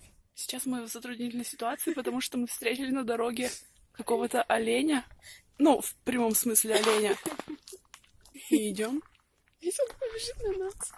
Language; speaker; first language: Russian; native; Russian